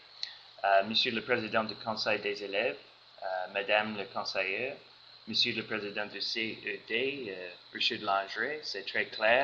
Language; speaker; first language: French; non-native, learner; English